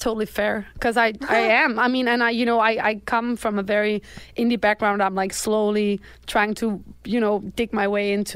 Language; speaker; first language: English; non-native, fluent; Danish